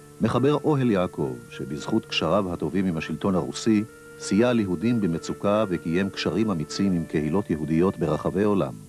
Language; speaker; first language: Hebrew; native; Hebrew